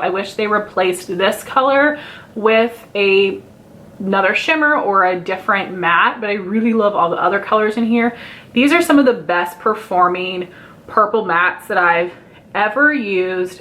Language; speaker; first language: English; native; English